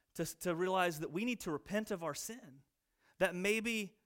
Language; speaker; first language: English; native; English